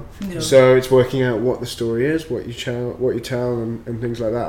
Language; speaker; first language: English; native; English